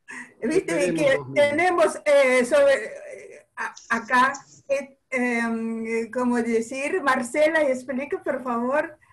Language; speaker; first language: Spanish; non-native, fluent; Russian